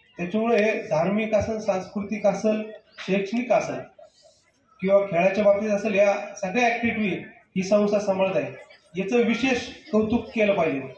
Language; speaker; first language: Marathi; native; Marathi